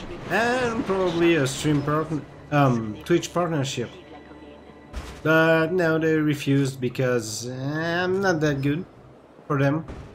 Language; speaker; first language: English; non-native, fluent; French